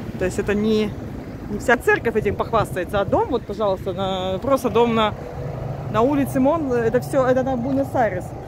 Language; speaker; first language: Russian; native; Russian